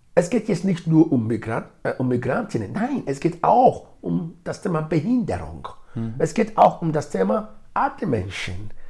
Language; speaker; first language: German; non-native, fluent; Bini